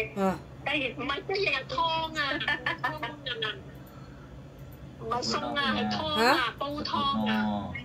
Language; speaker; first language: Cantonese; native; Cantonese